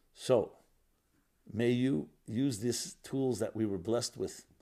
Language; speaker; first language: English; native; English